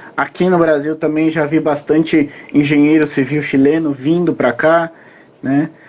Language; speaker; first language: Portuguese; native; Portuguese